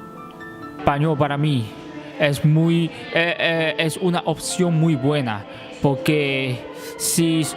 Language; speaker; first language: Spanish; non-native, learner; Chinese